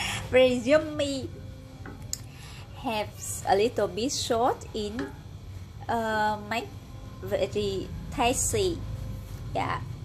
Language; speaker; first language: English; non-native, learner; Vietnamese